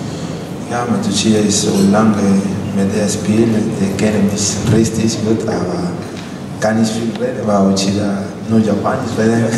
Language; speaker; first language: German; non-native, learner; Spanish